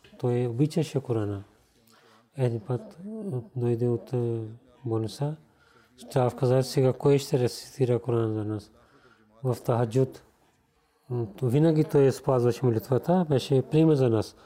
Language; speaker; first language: Bulgarian; non-native, learner; Urdu